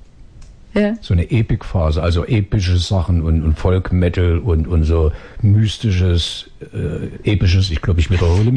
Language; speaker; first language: German; native; German